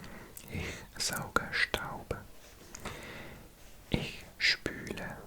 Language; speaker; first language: German; non-native, learner; English